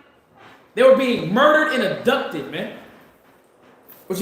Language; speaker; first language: English; native; English